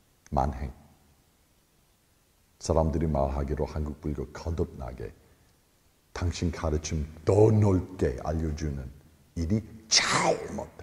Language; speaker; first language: Korean; non-native, fluent; English